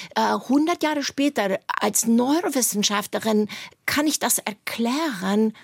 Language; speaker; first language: German; native; German